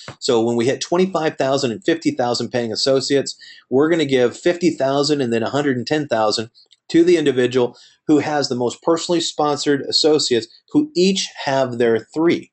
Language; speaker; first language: English; native; English